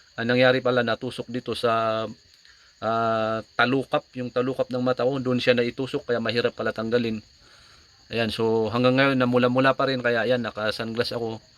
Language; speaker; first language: Filipino; native; Filipino